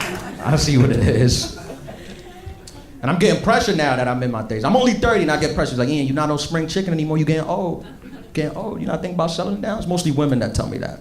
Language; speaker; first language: English; native; English